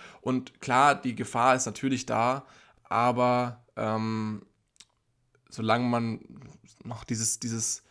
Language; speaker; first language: German; native; German